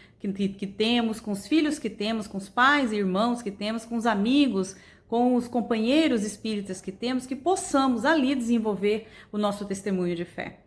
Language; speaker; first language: Portuguese; native; Portuguese